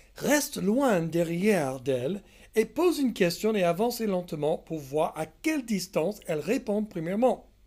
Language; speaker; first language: French; non-native, fluent; English